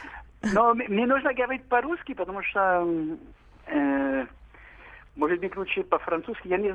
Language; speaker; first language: Russian; non-native, learner; French